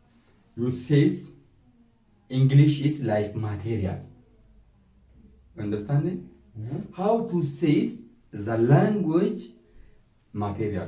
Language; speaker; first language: English; non-native, learner; Oromo